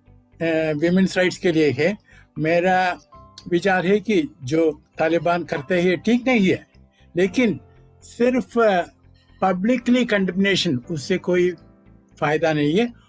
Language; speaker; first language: Hindi; non-native, local second language; Malayalam